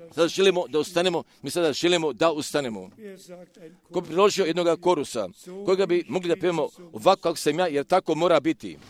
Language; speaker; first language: Croatian; non-native, fluent; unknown